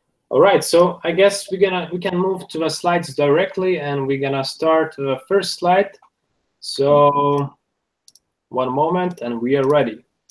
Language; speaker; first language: English; non-native, fluent; Lithuanian